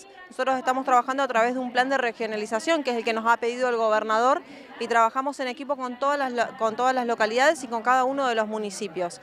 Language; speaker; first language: Spanish; native; Spanish